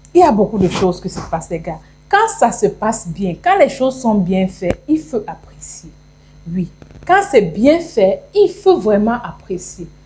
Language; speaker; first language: French; non-native, local second language; English